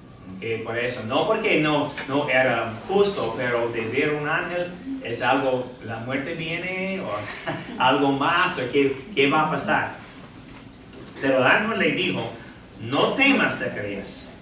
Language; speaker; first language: Spanish; non-native, fluent; English